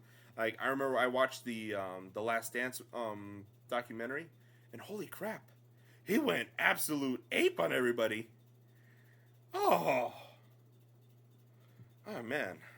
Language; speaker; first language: English; native; English